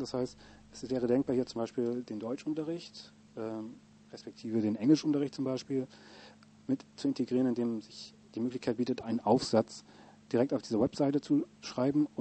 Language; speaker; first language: German; native; German